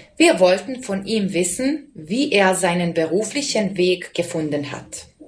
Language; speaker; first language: German; non-native, fluent; Serbian